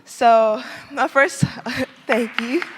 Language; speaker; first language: English; native; English